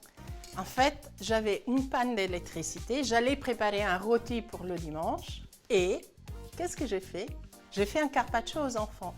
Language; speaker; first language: French; non-native, fluent; Italian